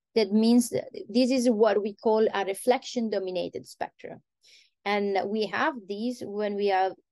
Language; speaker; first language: English; non-native, fluent; Italian